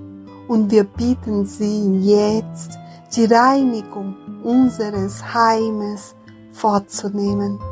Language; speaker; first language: German; non-native, fluent; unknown